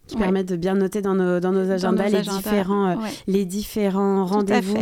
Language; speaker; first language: French; native; French